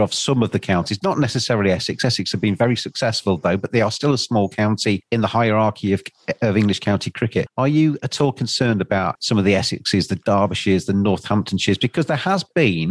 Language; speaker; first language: English; native; English